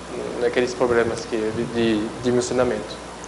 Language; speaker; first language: Portuguese; non-native, fluent; French